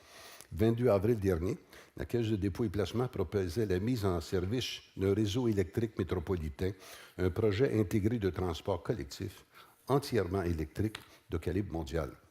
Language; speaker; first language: French; native; French